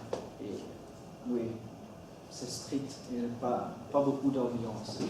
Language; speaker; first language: French; non-native, learner; Dutch